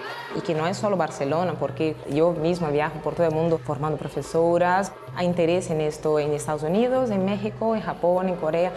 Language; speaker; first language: Spanish; non-native, fluent; Portuguese